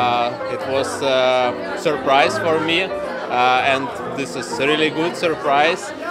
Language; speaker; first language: English; non-native, fluent; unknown